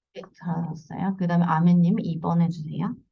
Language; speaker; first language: Korean; native; Korean